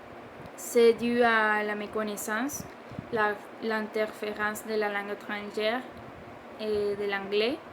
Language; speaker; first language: French; non-native, learner; Spanish